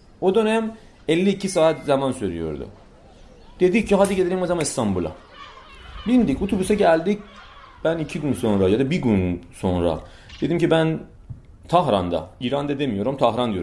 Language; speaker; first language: Turkish; non-native, fluent; Persian